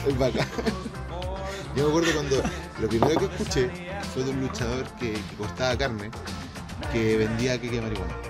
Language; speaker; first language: Spanish; native; Spanish